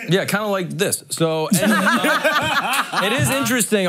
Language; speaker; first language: English; native; English